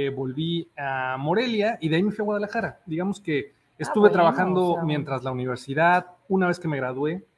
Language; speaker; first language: Spanish; native; Spanish